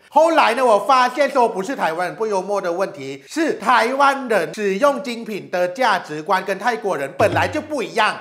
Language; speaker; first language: Chinese; non-native, fluent; Thai